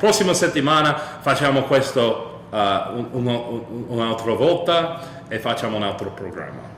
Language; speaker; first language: Italian; non-native, learner; English